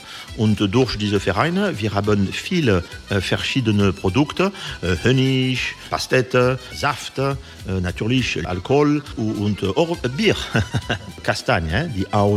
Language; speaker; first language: German; non-native, learner; French